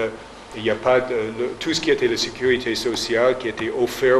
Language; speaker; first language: French; non-native, fluent; English